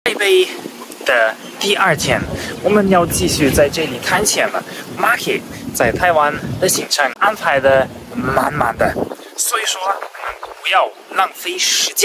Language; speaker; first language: Chinese; non-native, fluent; German